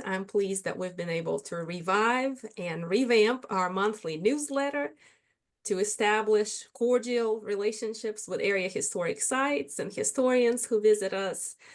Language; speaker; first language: English; non-native, fluent; Russian